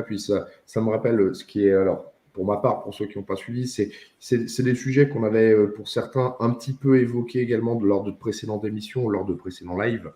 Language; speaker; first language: French; native; French